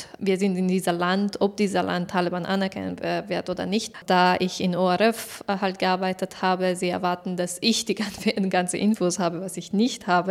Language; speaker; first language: German; non-native, fluent; Persian